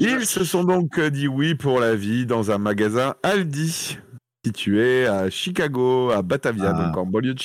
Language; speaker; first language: French; native; French